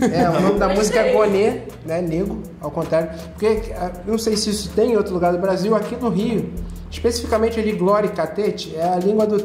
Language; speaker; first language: Portuguese; native; Portuguese